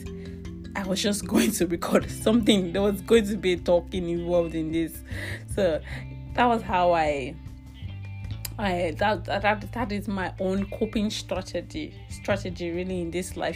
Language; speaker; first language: English; non-native, local second language; Yoruba